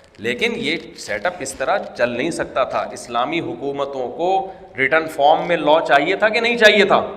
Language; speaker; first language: Urdu; native; Urdu